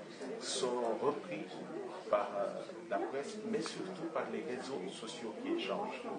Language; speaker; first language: French; non-native, local second language; Comorian